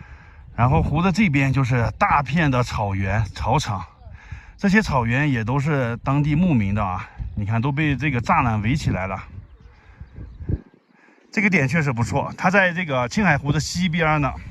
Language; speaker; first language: Chinese; native; Chinese